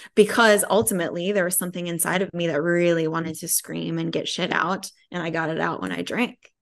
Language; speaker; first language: English; native; English